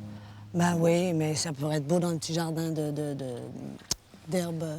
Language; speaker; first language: French; native; French